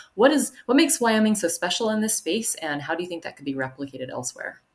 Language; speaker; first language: English; native; English